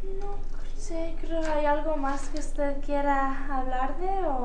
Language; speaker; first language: Spanish; early bilingual, heritage; Spanish